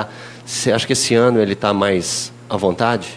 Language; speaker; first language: Portuguese; native; Portuguese